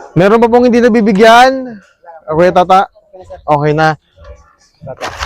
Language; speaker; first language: Filipino; native; Filipino